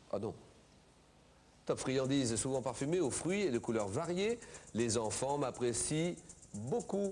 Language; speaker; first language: French; native; French